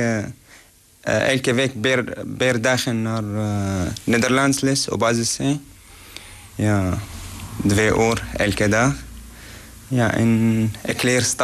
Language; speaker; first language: Dutch; non-native, learner; Arabic